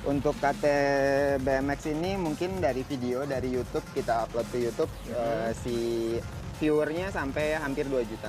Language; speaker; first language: Indonesian; native; Indonesian